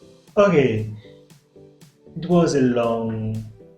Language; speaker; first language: English; non-native, fluent; French